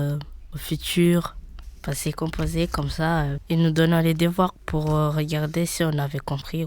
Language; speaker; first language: French; early bilingual, other home language; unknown